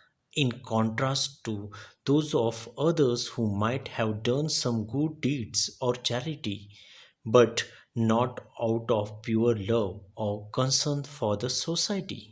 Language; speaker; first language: English; non-native, local second language; Marathi